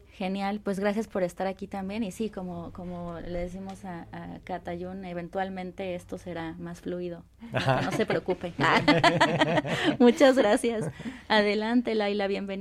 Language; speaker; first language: Spanish; native; Spanish